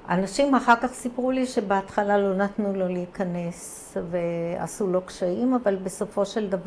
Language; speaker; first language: Hebrew; early bilingual, other home language; Croatian